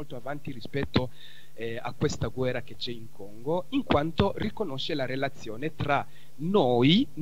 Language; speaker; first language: Italian; non-native, fluent; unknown